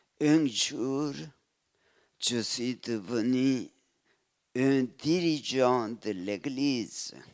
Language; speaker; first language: French; non-native, fluent; Korean